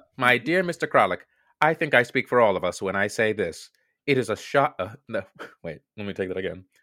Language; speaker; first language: English; native; English